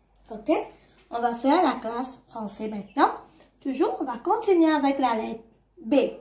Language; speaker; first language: French; non-native, local second language; Morisyen